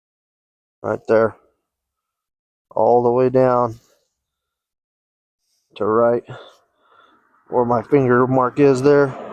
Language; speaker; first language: English; native; English